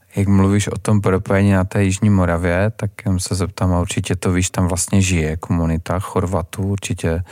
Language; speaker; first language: Czech; native; Czech